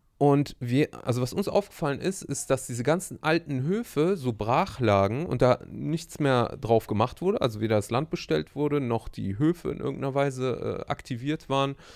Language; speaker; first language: German; native; German